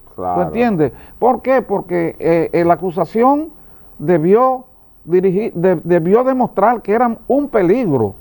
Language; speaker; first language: Spanish; native; Spanish